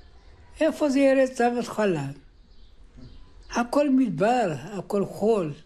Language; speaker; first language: Hebrew; early bilingual, other home language; Amharic